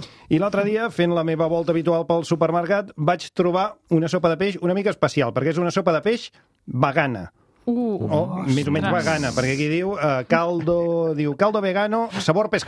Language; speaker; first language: Catalan; native; Catalan